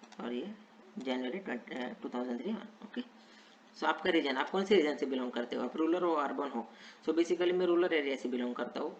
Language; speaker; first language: Hindi; non-native, local second language; Marathi